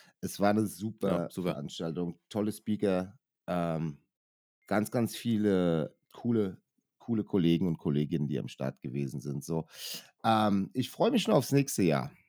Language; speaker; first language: German; native; German